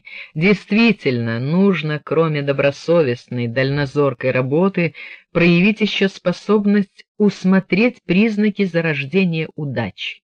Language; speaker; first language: Russian; native; Russian